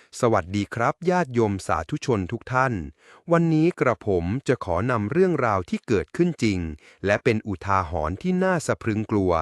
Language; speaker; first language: Thai; native; Thai